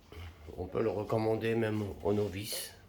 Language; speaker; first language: French; native; French